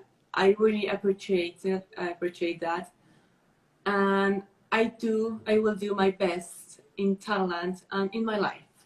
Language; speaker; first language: English; non-native, learner; Spanish